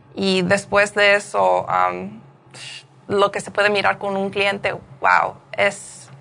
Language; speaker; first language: Spanish; early bilingual, heritage; Spanish